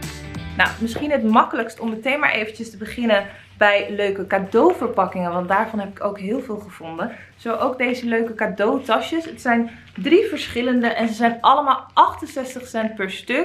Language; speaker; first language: Dutch; native; Dutch